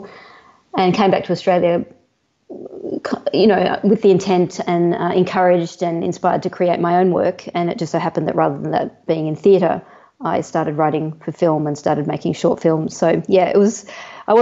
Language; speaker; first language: English; native; English